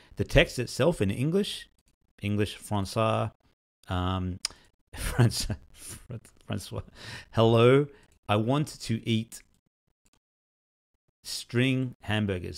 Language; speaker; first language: English; native; English